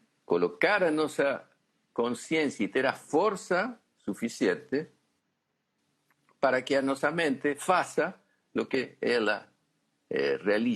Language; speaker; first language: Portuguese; non-native, fluent; Spanish